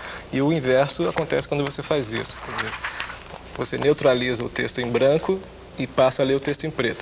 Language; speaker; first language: Portuguese; native; Portuguese